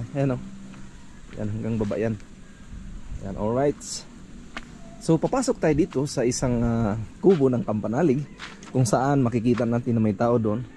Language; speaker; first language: Filipino; non-native, local second language; Cebuano